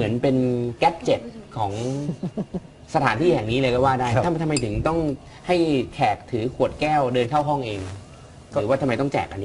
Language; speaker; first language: Thai; native; Thai